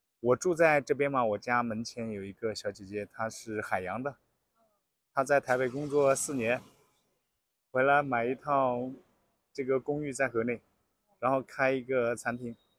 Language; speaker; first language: Chinese; native; Chinese